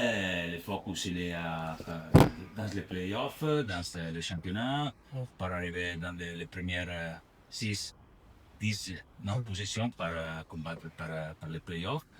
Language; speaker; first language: French; non-native, learner; Italian